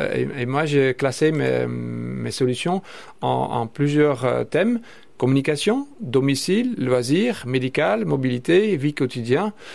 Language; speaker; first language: French; non-native, fluent; Dutch